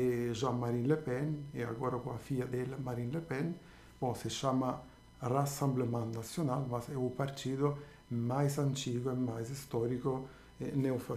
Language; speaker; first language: Portuguese; non-native, fluent; Italian